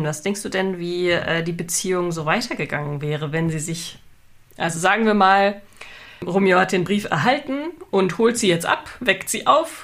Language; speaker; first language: German; native; German